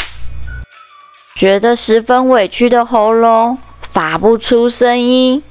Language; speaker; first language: Chinese; native; Chinese